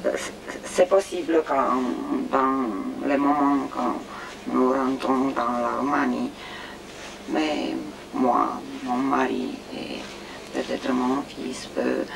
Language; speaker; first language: French; non-native, learner; Romanian